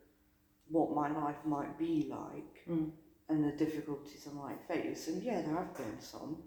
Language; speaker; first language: English; native; English